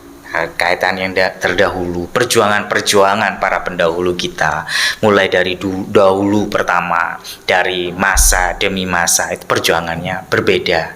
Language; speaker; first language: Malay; non-native, local second language; Madurese